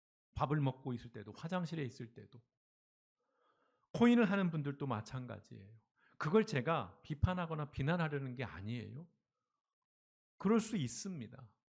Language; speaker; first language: Korean; native; Korean